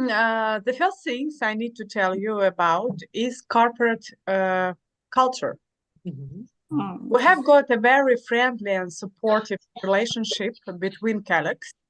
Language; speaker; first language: English; non-native, learner; Russian